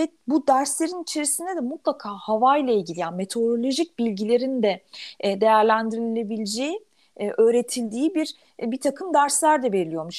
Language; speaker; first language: Turkish; native; Turkish